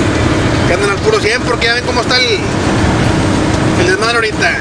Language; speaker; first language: Spanish; native; Spanish